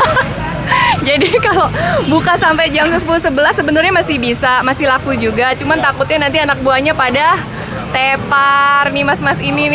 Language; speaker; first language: Indonesian; native; Indonesian